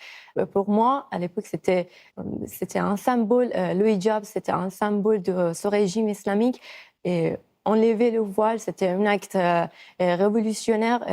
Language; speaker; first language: French; non-native, fluent; Persian